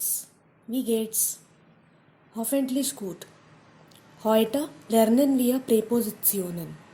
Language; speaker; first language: German; non-native, fluent; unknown